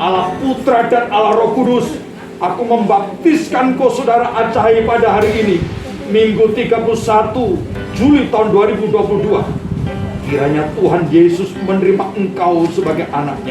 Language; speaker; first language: Indonesian; native; Indonesian